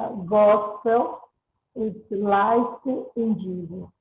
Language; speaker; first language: English; non-native, learner; Portuguese